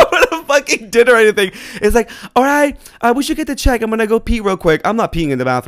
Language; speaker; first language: English; non-native, fluent; Spanish